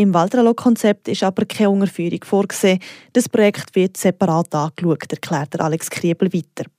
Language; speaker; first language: German; native; German